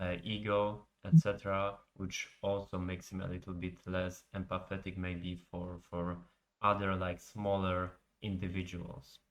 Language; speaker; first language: English; non-native, fluent; Polish